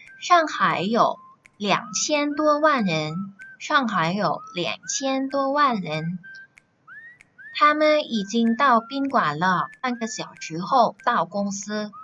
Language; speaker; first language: Chinese; non-native, fluent; Thai